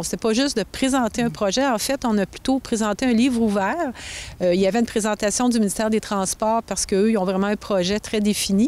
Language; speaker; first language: French; native; French